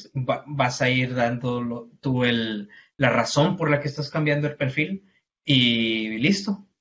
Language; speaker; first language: Spanish; native; Spanish